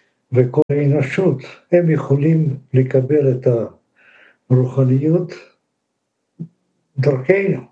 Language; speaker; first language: Hebrew; non-native, fluent; Russian